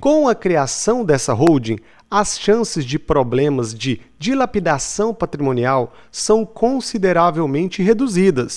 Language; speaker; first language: Portuguese; native; Portuguese